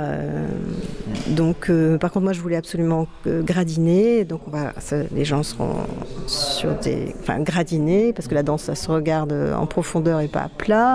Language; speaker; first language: French; native; French